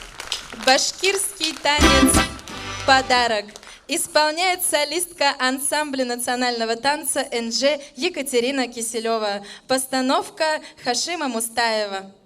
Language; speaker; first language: Russian; native; Russian